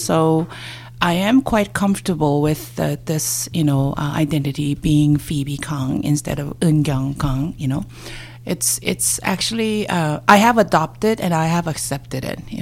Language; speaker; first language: English; non-native, fluent; Korean